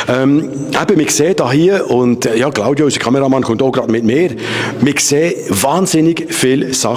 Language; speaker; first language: German; native; German